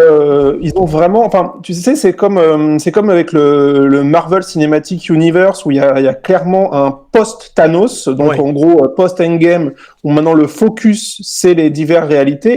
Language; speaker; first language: French; native; French